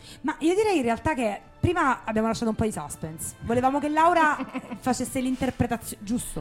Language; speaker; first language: Italian; native; Italian